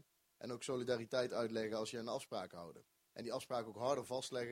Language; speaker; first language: Dutch; native; Dutch